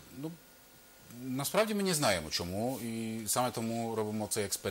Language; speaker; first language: Ukrainian; non-native, fluent; Polish